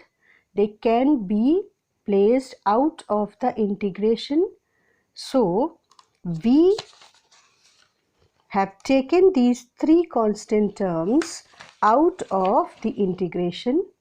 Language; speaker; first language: English; non-native, local second language; Hindi